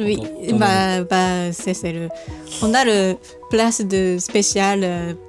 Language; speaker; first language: French; non-native, learner; Japanese